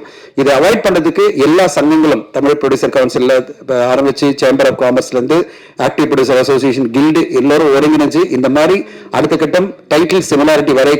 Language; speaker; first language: Tamil; native; Tamil